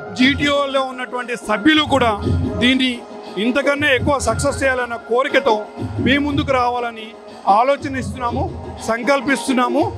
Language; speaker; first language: Telugu; native; Telugu